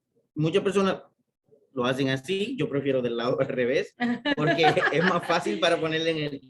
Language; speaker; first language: Spanish; native; Spanish